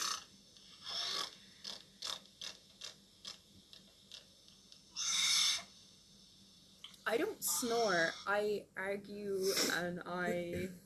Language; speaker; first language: English; native; English